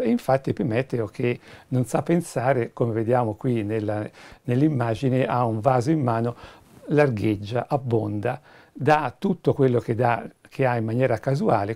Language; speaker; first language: Italian; native; Italian